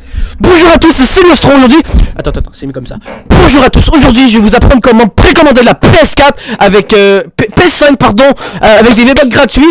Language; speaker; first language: French; native; French